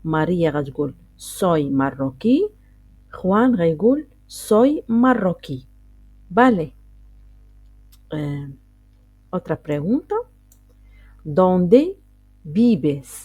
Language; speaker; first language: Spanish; non-native, fluent; Arabic